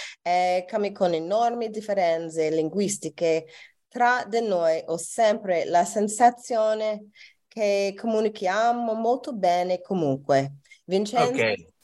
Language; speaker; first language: Italian; non-native, learner; English